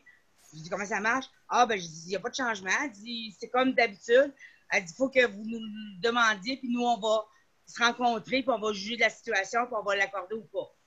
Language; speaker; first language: French; native; French